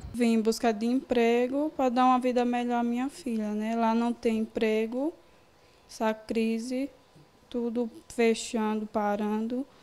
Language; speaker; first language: Portuguese; native; Portuguese